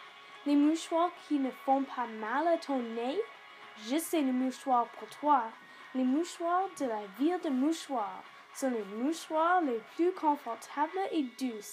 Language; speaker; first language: French; non-native, local second language; English